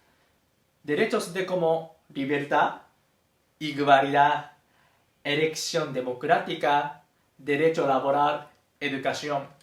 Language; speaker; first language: Spanish; non-native, fluent; Japanese